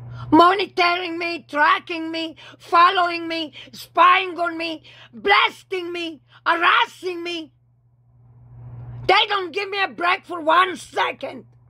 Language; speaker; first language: English; non-native, fluent; Hebrew